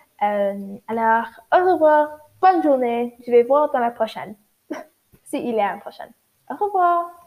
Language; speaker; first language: French; non-native, learner; English